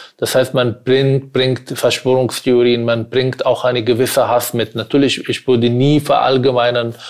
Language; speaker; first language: German; non-native, fluent; Arabic